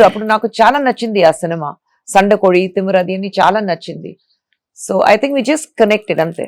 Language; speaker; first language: Telugu; non-native, fluent; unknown